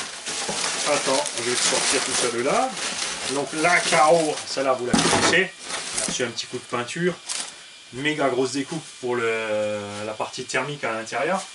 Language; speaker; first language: French; native; French